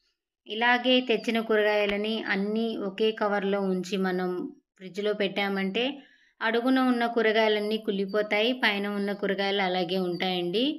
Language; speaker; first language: Telugu; native; Telugu